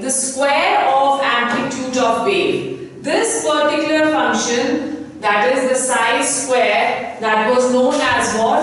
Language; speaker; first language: English; non-native, local second language; Hindi